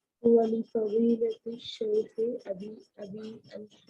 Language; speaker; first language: Arabic; non-native, learner; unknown